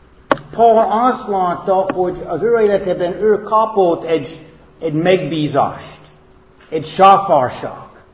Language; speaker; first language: Hungarian; non-native, fluent; English